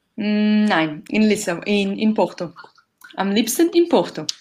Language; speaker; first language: German; non-native, learner; Portuguese